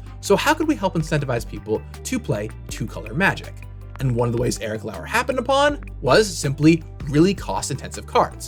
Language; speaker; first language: English; native; English